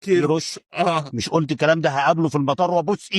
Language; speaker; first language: Arabic; native; Arabic